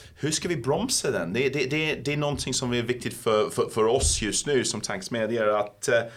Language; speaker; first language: Swedish; non-native, fluent; English